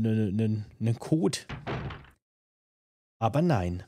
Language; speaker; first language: German; native; German